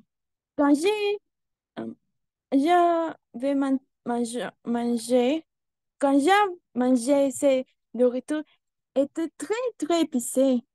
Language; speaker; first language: French; non-native, learner; Spanish